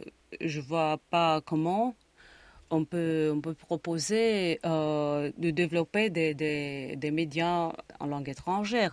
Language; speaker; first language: French; non-native, fluent; Romanian